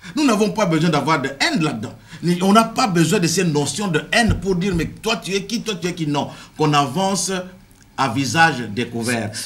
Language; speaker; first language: French; non-native, local second language; Kongo